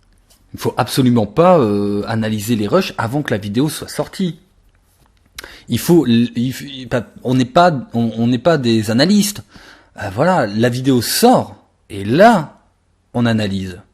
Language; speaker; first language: French; native; French